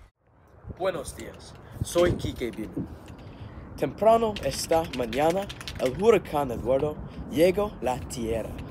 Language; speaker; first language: Spanish; non-native, learner; English